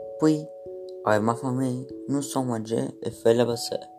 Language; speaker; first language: French; non-native, learner; Romanian